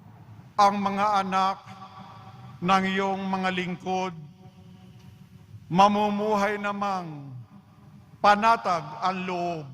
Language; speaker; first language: Filipino; native; Filipino